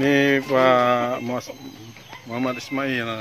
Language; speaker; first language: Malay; non-native, local second language; Achinese